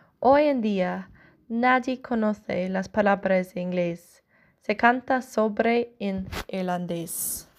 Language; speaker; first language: Spanish; non-native, learner; English